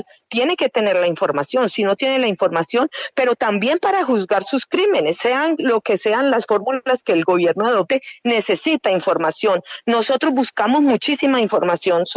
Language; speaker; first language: Spanish; native; Spanish